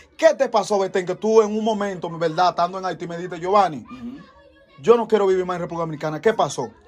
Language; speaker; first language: Spanish; native; Spanish